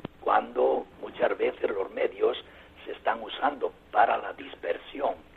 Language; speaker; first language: Spanish; native; Spanish